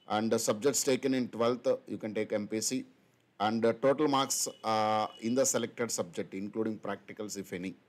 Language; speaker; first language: English; non-native, local second language; Telugu